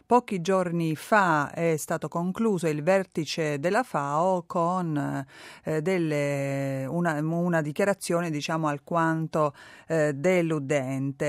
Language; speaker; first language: Italian; native; Italian